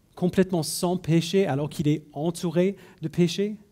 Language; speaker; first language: French; non-native, fluent; English